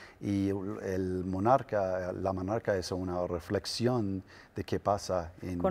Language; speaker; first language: Spanish; non-native, learner; English